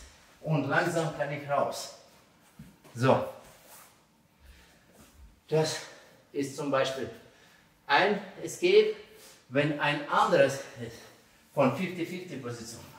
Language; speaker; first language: German; non-native, fluent; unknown